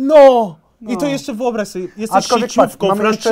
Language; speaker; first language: Polish; native; Polish